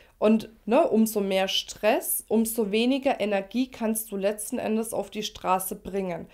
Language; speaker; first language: German; native; German